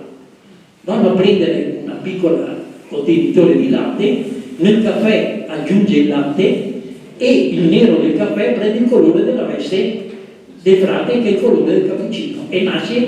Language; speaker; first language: Italian; native; Italian